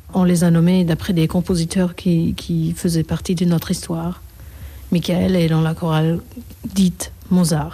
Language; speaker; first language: French; non-native, fluent; Korean